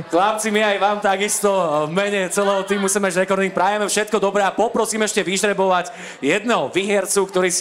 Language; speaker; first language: Slovak; native; Slovak